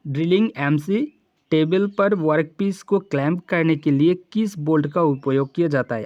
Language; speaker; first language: Hindi; non-native, local second language; Bangla